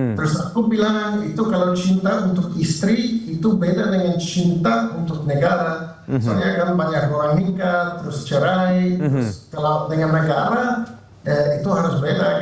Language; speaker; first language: Indonesian; non-native, fluent; Dutch